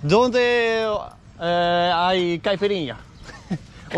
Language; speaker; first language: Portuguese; non-native, learner; English